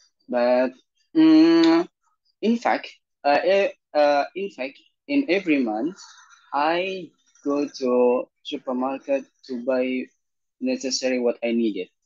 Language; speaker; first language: English; non-native, learner; Indonesian